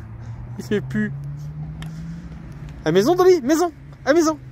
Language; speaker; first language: French; native; French